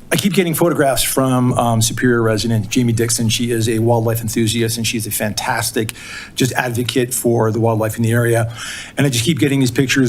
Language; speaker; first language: English; native; English